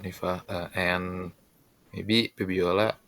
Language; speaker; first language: English; non-native, learner; Indonesian